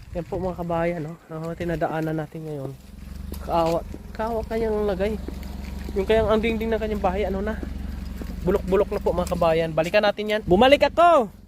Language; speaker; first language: Filipino; non-native, local second language; Hiligaynon